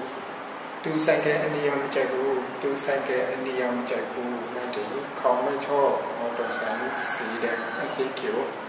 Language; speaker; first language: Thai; non-native, fluent; Burmese